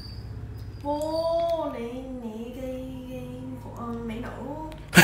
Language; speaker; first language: Chinese; non-native, learner; Vietnamese